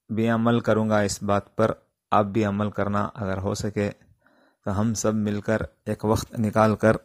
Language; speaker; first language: Urdu; native; Urdu